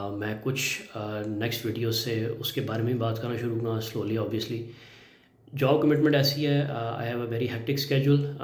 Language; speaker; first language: Urdu; native; Urdu